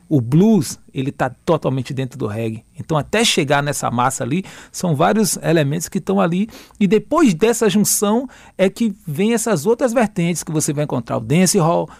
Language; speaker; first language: Portuguese; native; Portuguese